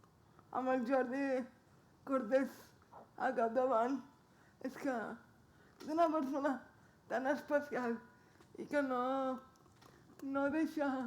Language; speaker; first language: Catalan; non-native, local second language; Spanish